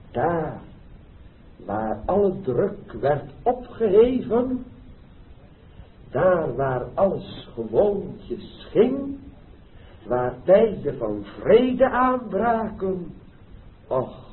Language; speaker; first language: Dutch; native; Dutch